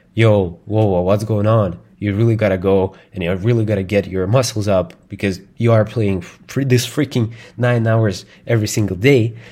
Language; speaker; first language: English; non-native, fluent; Russian